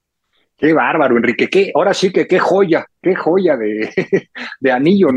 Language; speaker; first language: Spanish; native; Spanish